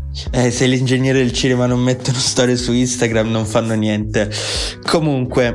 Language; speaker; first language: Italian; native; Italian